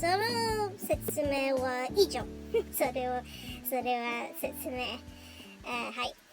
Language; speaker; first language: Japanese; non-native, learner; English